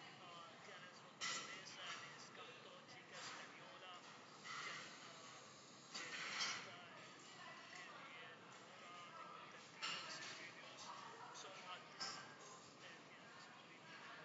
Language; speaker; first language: Spanish; non-native, learner; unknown